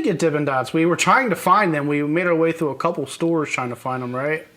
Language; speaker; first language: English; native; English